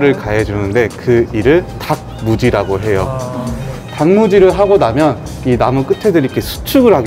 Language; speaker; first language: Korean; native; Korean